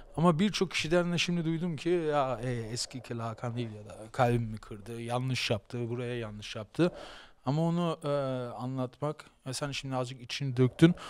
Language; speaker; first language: Turkish; early bilingual, heritage; Turkish